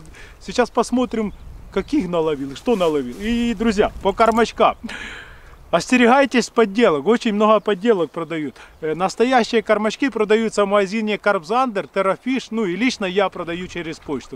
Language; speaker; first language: Russian; native; Russian